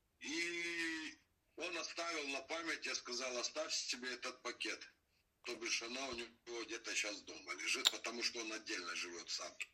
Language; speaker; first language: Russian; non-native, local second language; Azerbaijani